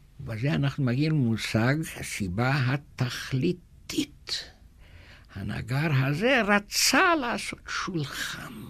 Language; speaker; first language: Hebrew; non-native, fluent; German